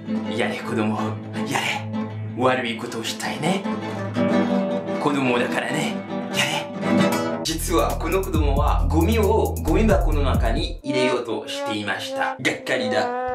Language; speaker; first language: Japanese; non-native, fluent; French